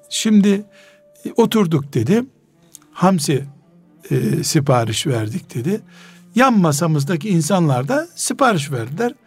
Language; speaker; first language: Turkish; native; Turkish